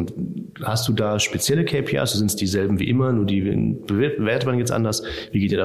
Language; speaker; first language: German; native; German